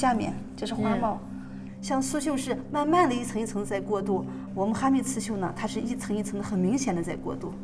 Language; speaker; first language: Chinese; native; Chinese